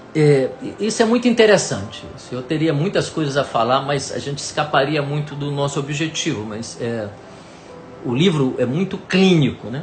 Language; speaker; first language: Portuguese; native; Portuguese